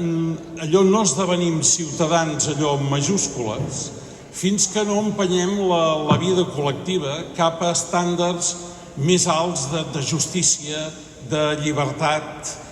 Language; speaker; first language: Catalan; native; Catalan